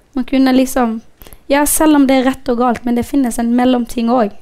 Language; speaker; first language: Norwegian; non-native, fluent; Somali